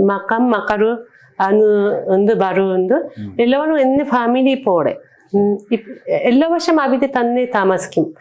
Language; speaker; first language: Malayalam; non-native, learner; Japanese